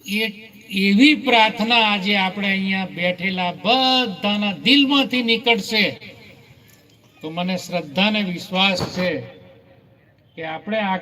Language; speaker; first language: Gujarati; native; Gujarati